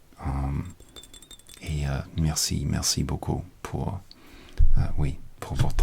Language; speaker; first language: French; non-native, learner; English